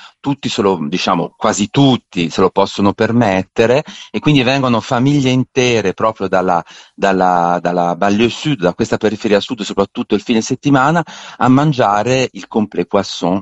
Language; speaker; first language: Italian; native; Italian